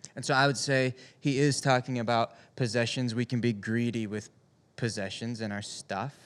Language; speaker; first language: English; native; English